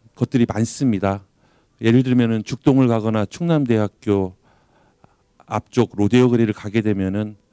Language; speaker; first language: Korean; native; Korean